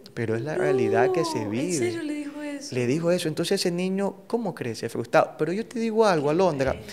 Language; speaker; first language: Spanish; native; Spanish